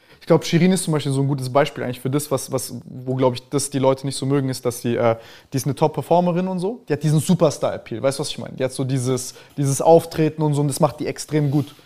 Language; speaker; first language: German; native; German